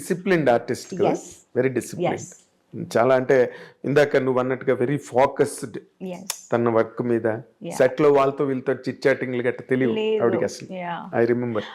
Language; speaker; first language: Telugu; native; Telugu